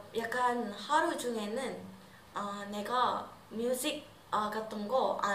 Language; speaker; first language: Korean; non-native, learner; Malay